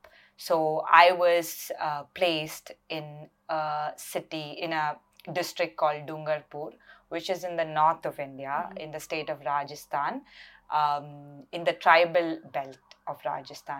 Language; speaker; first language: English; non-native, local second language; Malayalam